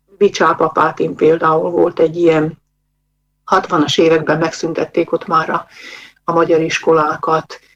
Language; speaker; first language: Hungarian; native; Hungarian